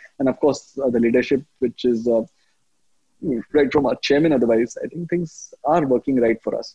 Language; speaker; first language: English; non-native, local second language; Hindi